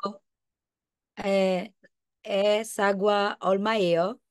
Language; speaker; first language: Korean; non-native, learner; Filipino